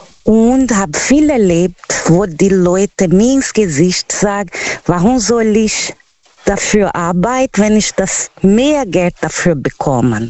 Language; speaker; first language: German; non-native, learner; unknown